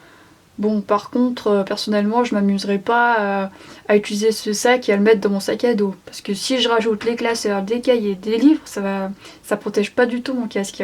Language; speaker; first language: French; native; French